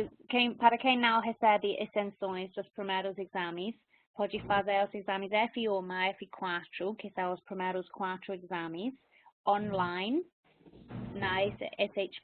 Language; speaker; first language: Portuguese; non-native, fluent; English